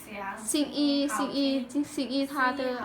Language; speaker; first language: Chinese; non-native, learner; Lao